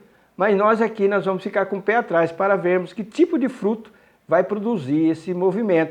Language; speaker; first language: Portuguese; native; Portuguese